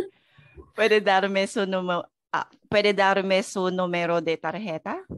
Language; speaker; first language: Spanish; non-native, learner; Filipino